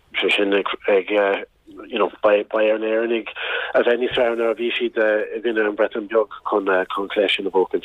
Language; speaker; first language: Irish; non-native, local second language; English